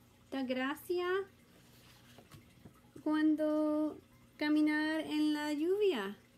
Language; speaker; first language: Spanish; non-native, learner; English